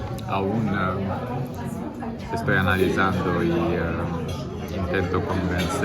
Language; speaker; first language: Spanish; non-native, fluent; German